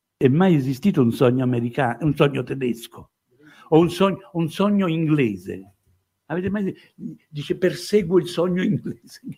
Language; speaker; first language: Italian; native; Italian